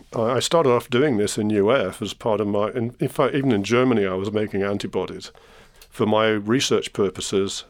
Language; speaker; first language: English; native; English